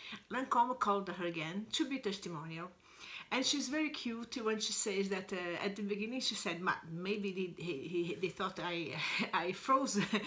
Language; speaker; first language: English; non-native, fluent; Portuguese